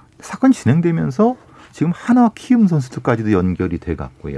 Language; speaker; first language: Korean; native; Korean